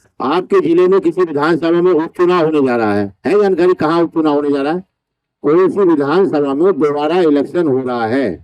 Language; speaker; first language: Hindi; native; Hindi